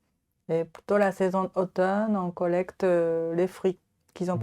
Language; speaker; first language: French; non-native, fluent; Japanese